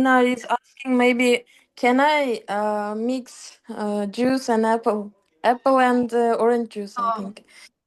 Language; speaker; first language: English; non-native, fluent; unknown